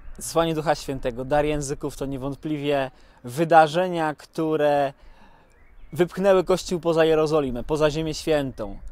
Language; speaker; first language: Polish; native; Polish